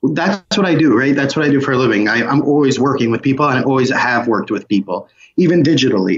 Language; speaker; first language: English; native; English